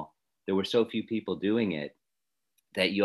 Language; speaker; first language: English; native; English